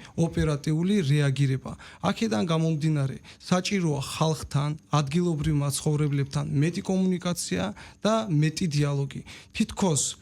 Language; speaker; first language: Georgian; non-native, local second language; Azerbaijani